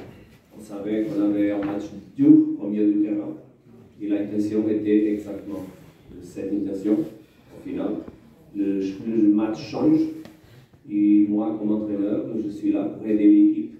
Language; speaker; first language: French; non-native, fluent; Portuguese